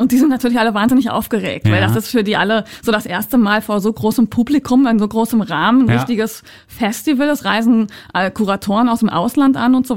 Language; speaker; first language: German; native; German